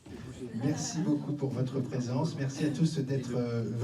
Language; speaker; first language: French; native; French